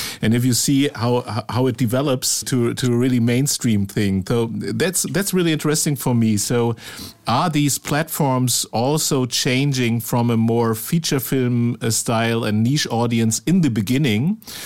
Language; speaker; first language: English; non-native, fluent; German